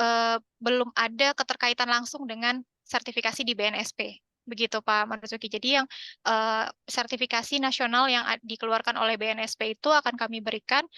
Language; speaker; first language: Indonesian; native; Indonesian